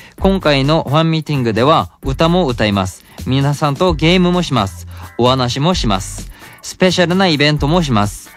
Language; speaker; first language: Japanese; non-native, fluent; Korean